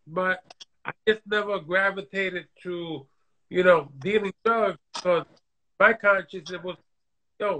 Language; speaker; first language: English; native; English